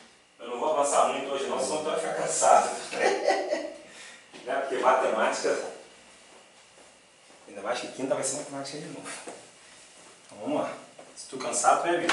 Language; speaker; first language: Portuguese; native; Portuguese